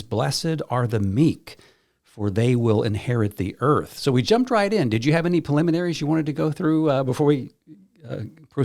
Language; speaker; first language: English; native; English